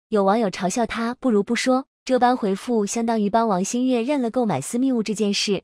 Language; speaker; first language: Chinese; native; Chinese